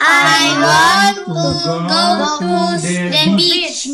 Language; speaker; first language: English; non-native, learner; Indonesian